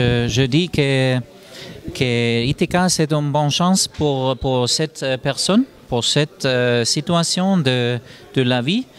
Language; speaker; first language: French; non-native, learner; German